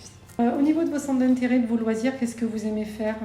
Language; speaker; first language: French; native; French